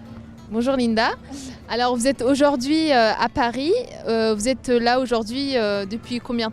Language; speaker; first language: French; native; French